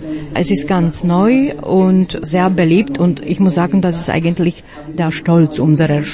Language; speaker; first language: German; non-native, fluent; Slovak